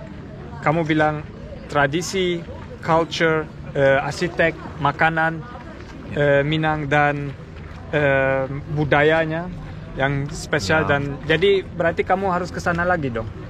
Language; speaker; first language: Indonesian; early bilingual, heritage; Indonesian